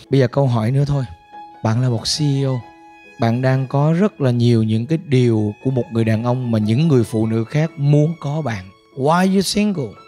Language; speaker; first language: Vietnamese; native; Vietnamese